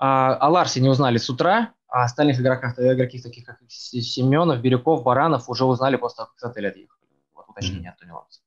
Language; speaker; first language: Russian; native; Russian